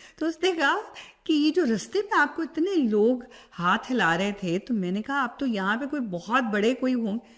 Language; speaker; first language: Urdu; non-native, local second language; Punjabi